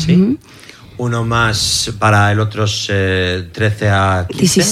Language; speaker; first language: Spanish; non-native, fluent; English